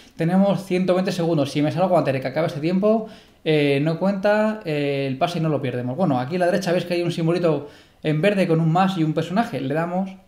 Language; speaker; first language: Spanish; native; Spanish